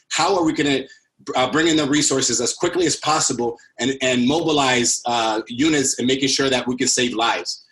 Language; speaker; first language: English; early bilingual, other home language; Spanish